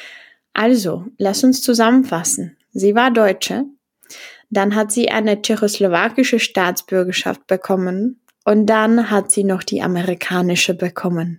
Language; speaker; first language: German; non-native, fluent; Czech